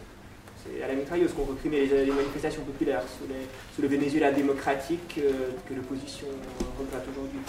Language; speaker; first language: French; native; French